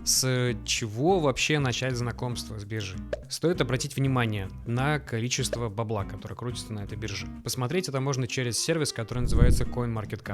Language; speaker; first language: Russian; native; Russian